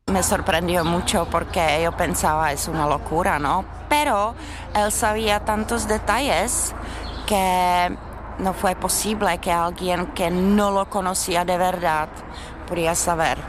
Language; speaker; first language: Spanish; non-native, fluent; Czech